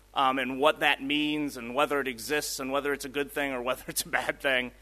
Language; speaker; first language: English; early bilingual, other home language; Spanish